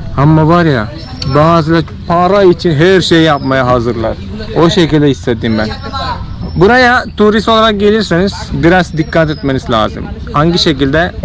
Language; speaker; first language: Turkish; non-native, fluent; Malayalam